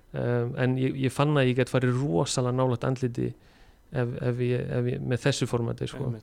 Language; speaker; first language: Icelandic; native; Icelandic